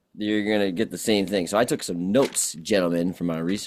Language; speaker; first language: English; native; English